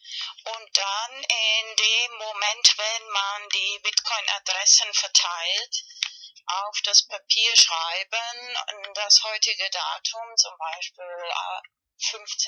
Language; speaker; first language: German; non-native, fluent; Spanish